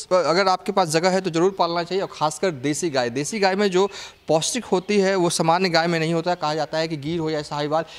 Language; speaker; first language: Hindi; native; Hindi